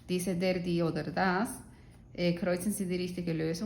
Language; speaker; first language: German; non-native, fluent; Spanish